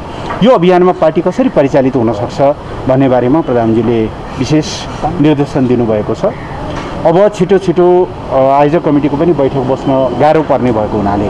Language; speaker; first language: Nepali; native; Nepali